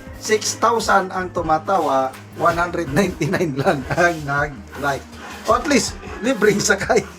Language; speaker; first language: Filipino; non-native, local second language; Cebuano